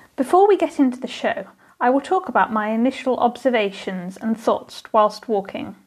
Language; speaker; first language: English; native; English